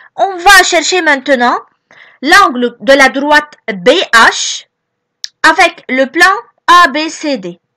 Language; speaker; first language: French; non-native, local second language; Arabic